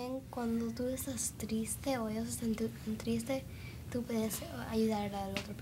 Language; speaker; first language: Spanish; non-native, learner; English